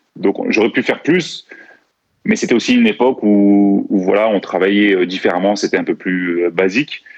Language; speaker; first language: French; native; French